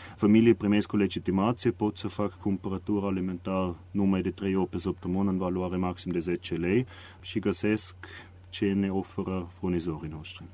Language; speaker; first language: Romanian; non-native, fluent; German